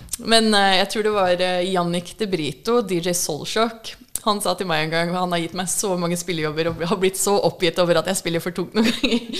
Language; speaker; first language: Norwegian; early bilingual, other home language; English